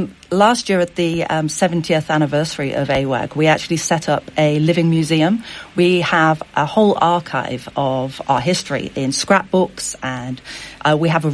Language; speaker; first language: English; native; English